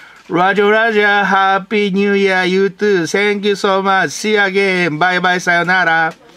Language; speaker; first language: English; non-native, learner; Japanese